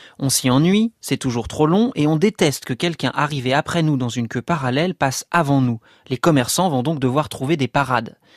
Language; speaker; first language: French; native; French